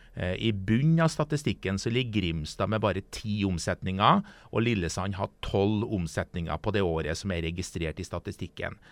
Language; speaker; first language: Norwegian; native; Norwegian